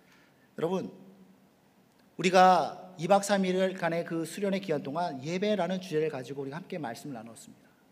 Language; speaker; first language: Korean; native; Korean